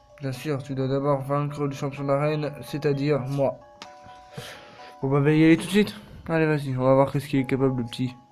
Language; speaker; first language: French; native; French